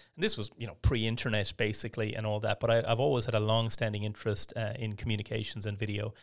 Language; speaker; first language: English; native; English